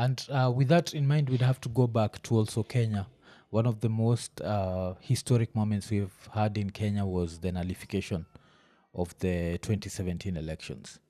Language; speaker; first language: English; non-native, local second language; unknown